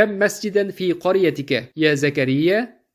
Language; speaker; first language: Arabic; non-native, fluent; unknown